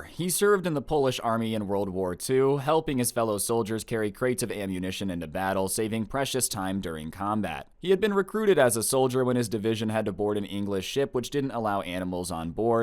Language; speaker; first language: English; native; English